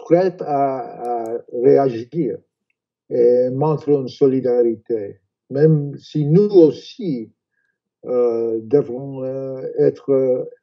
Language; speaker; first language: French; non-native, fluent; English